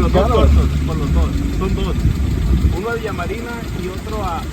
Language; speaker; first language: Spanish; native; Spanish